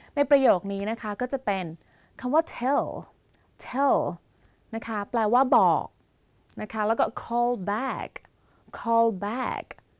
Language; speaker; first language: Thai; native; Thai